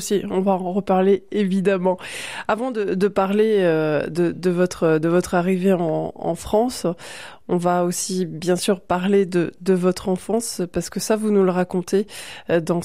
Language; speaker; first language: French; native; French